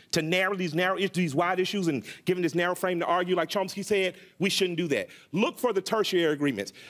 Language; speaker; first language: English; native; English